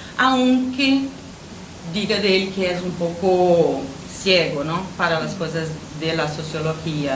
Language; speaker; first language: Spanish; non-native, fluent; Portuguese